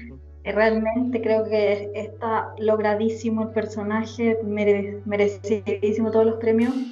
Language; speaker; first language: Spanish; native; Spanish